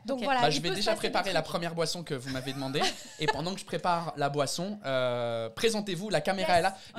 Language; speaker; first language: French; non-native, fluent; English